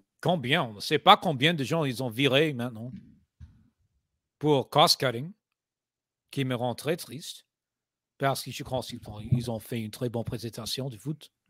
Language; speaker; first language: French; non-native, fluent; English